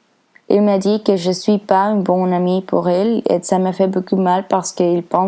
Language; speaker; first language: French; non-native, learner; Spanish